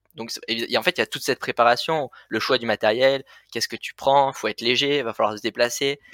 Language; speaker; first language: French; native; French